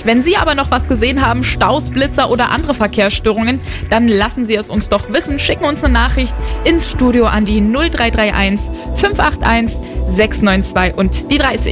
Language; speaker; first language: German; native; German